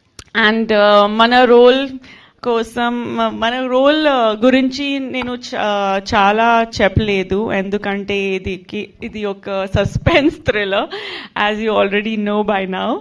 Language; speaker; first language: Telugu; non-native, local second language; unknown